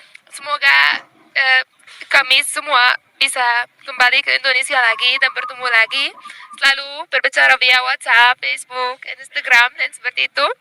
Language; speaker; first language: Indonesian; non-native, learner; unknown